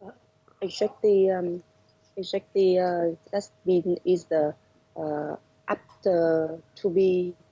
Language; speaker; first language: English; non-native, learner; Vietnamese